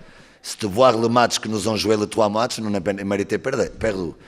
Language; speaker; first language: French; non-native, learner; Portuguese